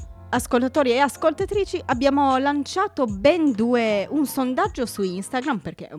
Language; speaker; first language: Italian; native; Italian